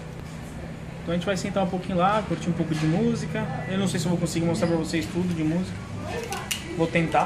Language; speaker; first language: Portuguese; native; Portuguese